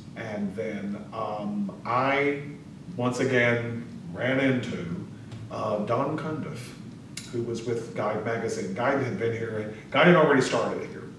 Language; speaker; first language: English; native; English